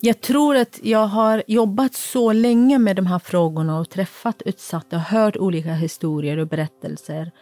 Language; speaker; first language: Swedish; non-native, fluent; Kurdish